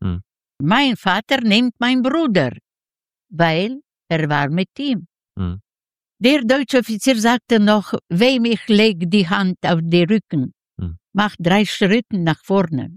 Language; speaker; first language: German; non-native, learner; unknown